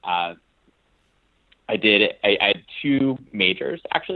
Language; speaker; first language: English; native; English